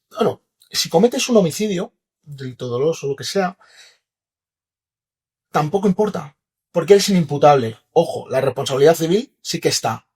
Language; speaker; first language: Spanish; native; Spanish